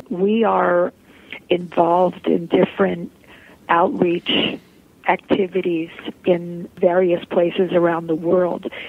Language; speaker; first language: English; early bilingual, heritage; Polish